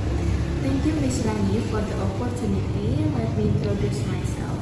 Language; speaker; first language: English; non-native, learner; Indonesian